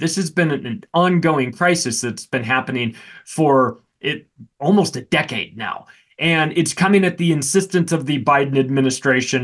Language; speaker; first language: English; native; English